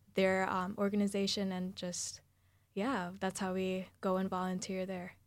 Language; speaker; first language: English; early bilingual, other home language; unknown